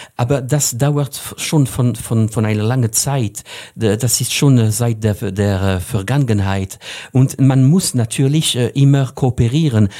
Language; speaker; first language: German; non-native, fluent; French